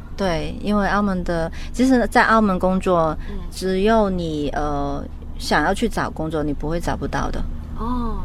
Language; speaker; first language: Chinese; non-native, local second language; Cantonese